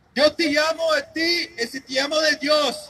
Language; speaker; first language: Spanish; non-native, learner; English